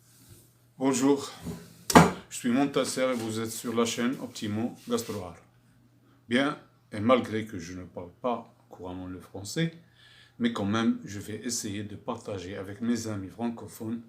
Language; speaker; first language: French; non-native, fluent; Arabic